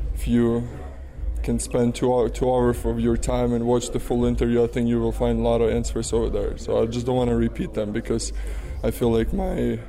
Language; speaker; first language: English; non-native, fluent; Russian